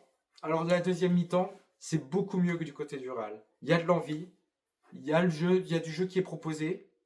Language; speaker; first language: French; native; French